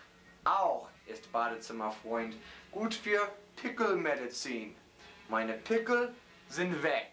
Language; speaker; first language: German; non-native, learner; English